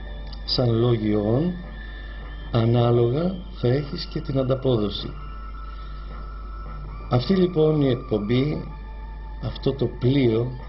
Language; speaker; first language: Greek; native; Greek